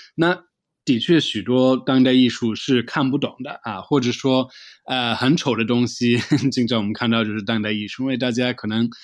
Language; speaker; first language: Chinese; non-native, fluent; English